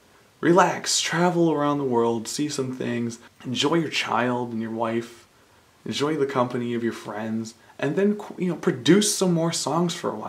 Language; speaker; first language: English; native; English